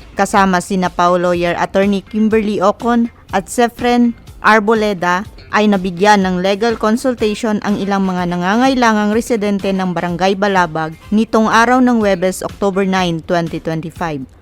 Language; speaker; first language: Filipino; non-native, local second language; Cebuano